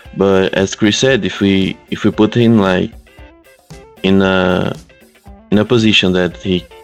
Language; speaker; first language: English; non-native, fluent; Portuguese